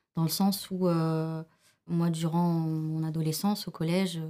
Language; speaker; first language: French; early bilingual, other home language; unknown